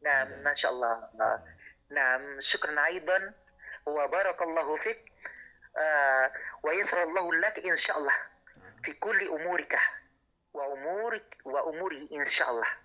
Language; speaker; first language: Arabic; non-native, learner; Indonesian